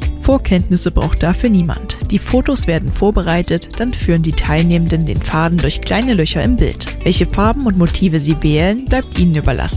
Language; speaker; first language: German; native; German